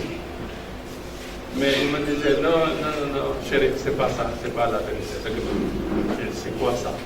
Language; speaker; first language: French; non-native, local second language; Fula